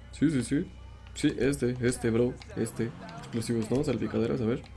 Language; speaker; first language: Spanish; native; Spanish